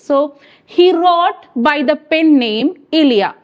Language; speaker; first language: English; non-native, local second language; Malayalam